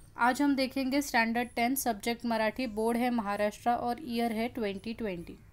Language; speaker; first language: Hindi; non-native, local second language; Marathi